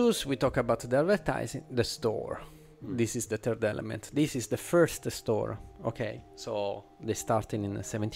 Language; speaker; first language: English; non-native, fluent; Italian